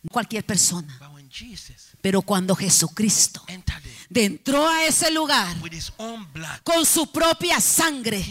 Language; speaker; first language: Spanish; native; Spanish